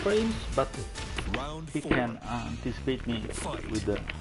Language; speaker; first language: English; non-native, learner; Italian